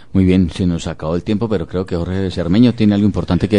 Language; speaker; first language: Spanish; native; Spanish